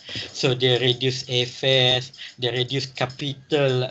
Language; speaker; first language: English; non-native, local second language; Malay